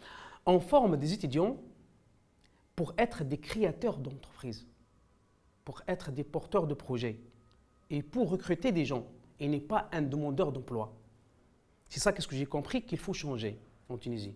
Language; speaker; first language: French; non-native, local second language; Arabic